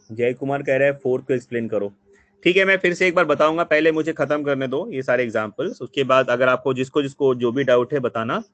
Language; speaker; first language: Hindi; non-native, local second language; Bangla